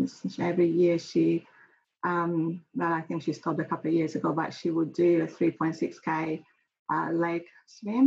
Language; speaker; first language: English; non-native, fluent; Hungarian